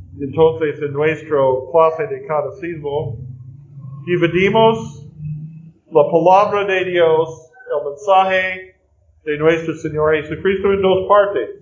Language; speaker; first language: Spanish; non-native, learner; English